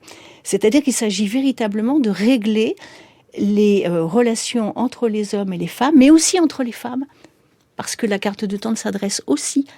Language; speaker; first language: French; native; French